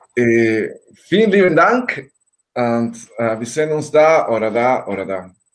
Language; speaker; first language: German; non-native, learner; Spanish